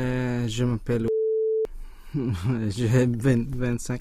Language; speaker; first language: French; non-native, learner; Swedish